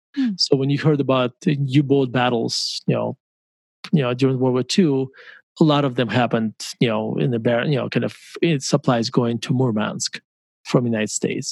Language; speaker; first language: English; non-native, fluent; Russian